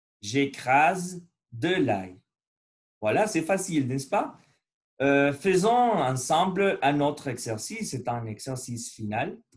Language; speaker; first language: French; non-native, learner; Spanish